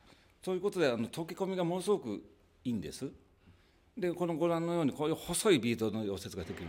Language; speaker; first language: Japanese; native; Japanese